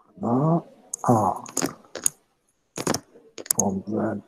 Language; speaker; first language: French; non-native, local second language; Arabic